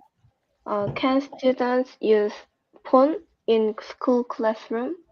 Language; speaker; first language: English; non-native, learner; Korean